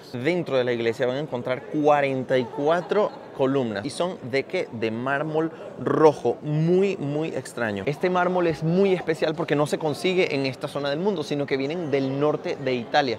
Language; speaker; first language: Spanish; native; Spanish